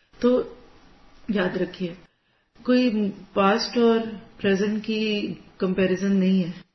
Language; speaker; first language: Urdu; native; Urdu